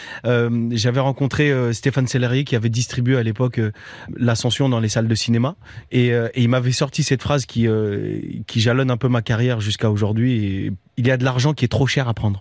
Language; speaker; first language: French; native; French